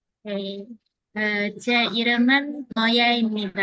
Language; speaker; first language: Korean; non-native, learner; Indonesian